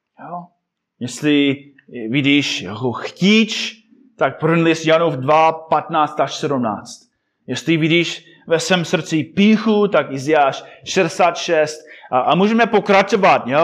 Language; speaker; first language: Czech; non-native, fluent; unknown